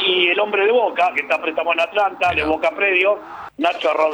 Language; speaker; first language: Spanish; native; Spanish